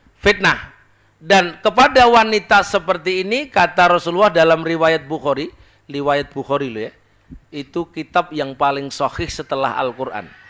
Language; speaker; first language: Indonesian; native; Indonesian